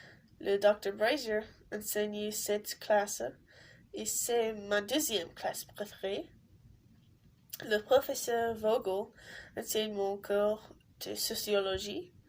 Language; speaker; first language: French; non-native, learner; English